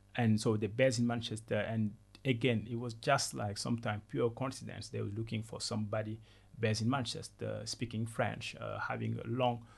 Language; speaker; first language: English; non-native, fluent; Wolof